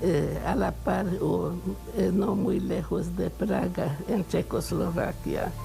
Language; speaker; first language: Spanish; non-native, fluent; Hungarian